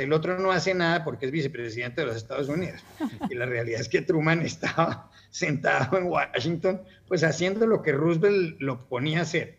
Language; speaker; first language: Spanish; native; Spanish